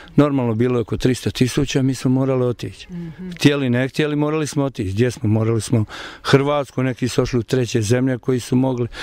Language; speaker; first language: Croatian; native; Croatian